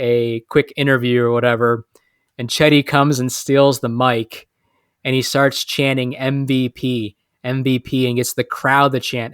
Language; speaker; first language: English; native; English